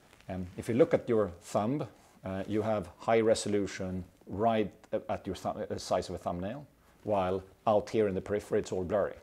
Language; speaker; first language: English; non-native, fluent; Swedish